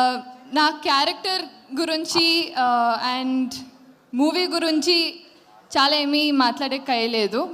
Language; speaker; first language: Telugu; non-native, learner; Kannada